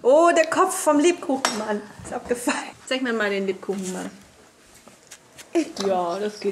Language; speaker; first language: German; native; German